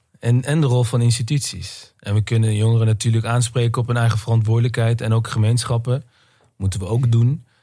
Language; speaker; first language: Dutch; early bilingual, other home language; Turkish